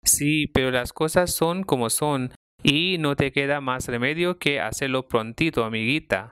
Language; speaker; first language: Spanish; non-native, fluent; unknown